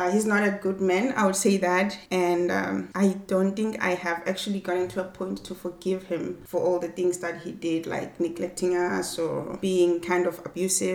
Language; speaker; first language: English; non-native, local second language; Swati